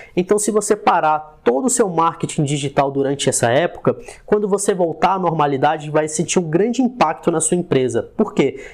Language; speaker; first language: Portuguese; native; Portuguese